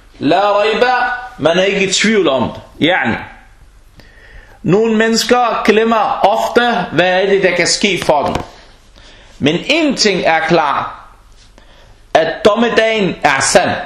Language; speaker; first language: Danish; non-native, fluent; Arabic